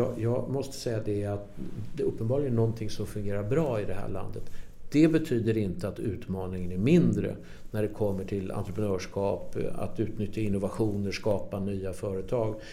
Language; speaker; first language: Swedish; native; Swedish